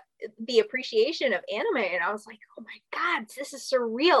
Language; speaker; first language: English; native; English